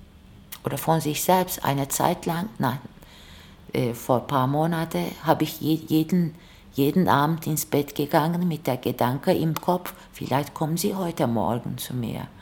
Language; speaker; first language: German; non-native, fluent; Turkish